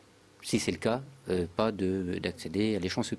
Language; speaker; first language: French; native; French